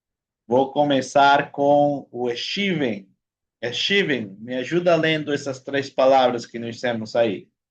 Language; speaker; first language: Portuguese; non-native, fluent; Spanish